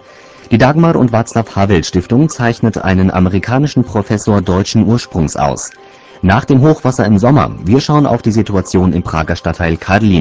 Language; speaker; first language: German; native; German